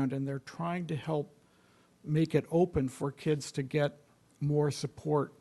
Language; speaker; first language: English; native; English